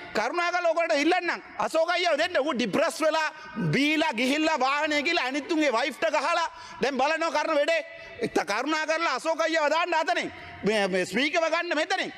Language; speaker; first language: Sinhala; non-native, local second language; Tamil